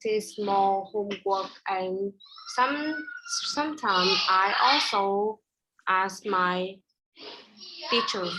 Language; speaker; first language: English; non-native, learner; Vietnamese